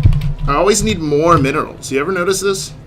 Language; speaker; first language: English; native; English